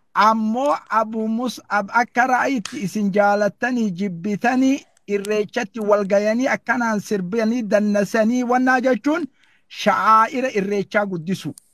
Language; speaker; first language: Oromo; native; Oromo